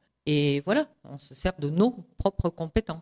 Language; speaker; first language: French; native; French